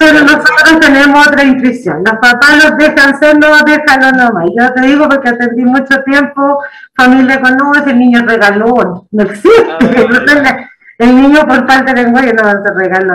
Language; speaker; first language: Spanish; native; Spanish